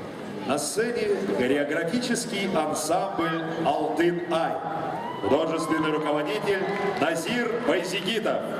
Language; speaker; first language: Russian; native; Russian